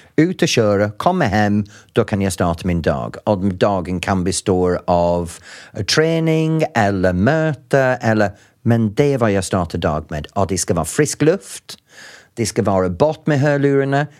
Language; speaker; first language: Swedish; non-native, fluent; English